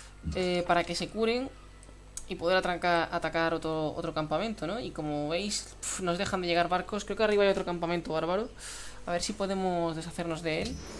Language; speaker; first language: Spanish; native; Spanish